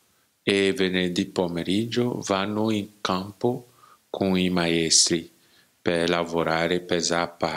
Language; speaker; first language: Italian; non-native, learner; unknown